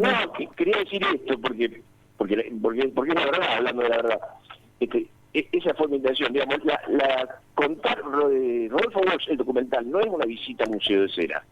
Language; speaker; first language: Spanish; native; Spanish